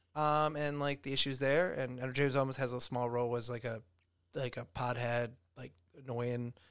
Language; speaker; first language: English; native; English